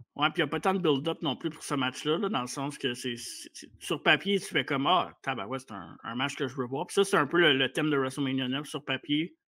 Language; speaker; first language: French; native; French